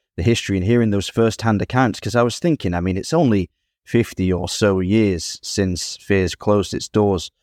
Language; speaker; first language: English; native; English